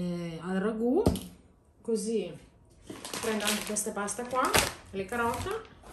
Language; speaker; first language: Italian; non-native, fluent; Lithuanian